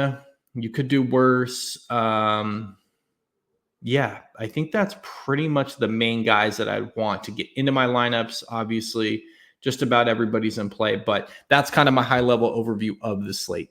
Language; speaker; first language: English; native; English